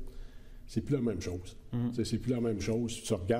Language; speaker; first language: French; native; French